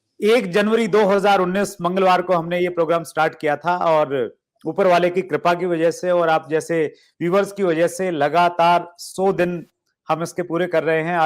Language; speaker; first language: Hindi; native; Hindi